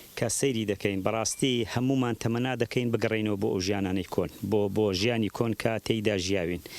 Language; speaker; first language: Central Kurdish; native; Central Kurdish